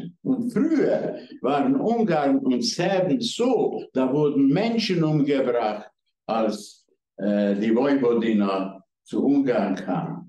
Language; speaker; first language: German; non-native, fluent; Hungarian